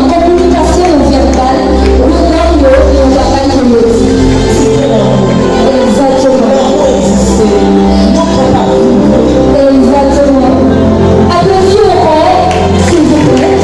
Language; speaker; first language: French; non-native, local second language; Haitian Creole